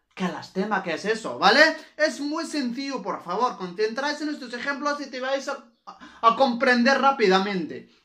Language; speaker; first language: Spanish; non-native, fluent; Arabic